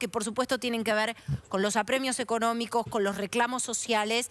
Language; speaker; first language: Spanish; native; Spanish